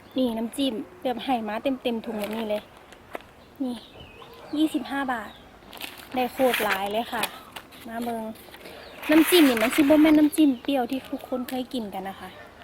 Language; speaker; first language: Thai; native; Thai